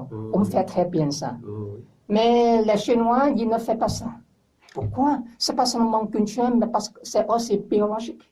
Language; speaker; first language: French; non-native, learner; English